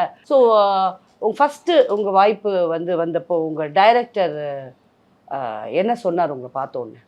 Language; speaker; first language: Tamil; native; Tamil